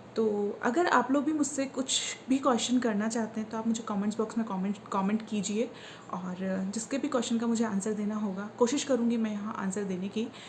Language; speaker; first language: Hindi; native; Hindi